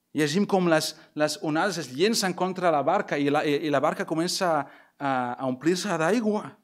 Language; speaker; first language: Catalan; non-native, fluent; English